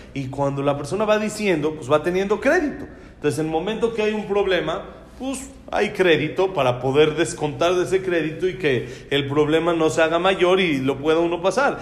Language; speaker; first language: Spanish; native; Spanish